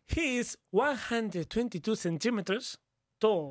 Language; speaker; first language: English; non-native, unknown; Spanish